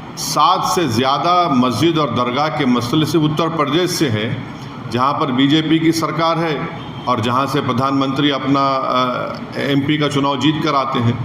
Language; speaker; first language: Hindi; native; Hindi